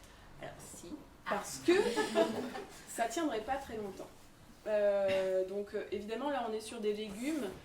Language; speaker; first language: French; native; French